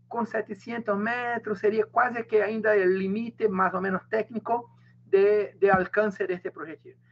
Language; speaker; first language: Spanish; non-native, learner; Portuguese